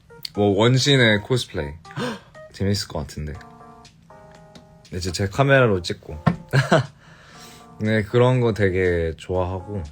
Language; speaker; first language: Korean; early bilingual, heritage; English